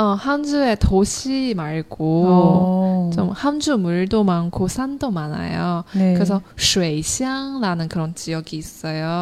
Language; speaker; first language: Korean; non-native, learner; Chinese